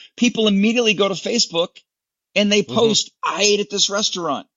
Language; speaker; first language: English; native; English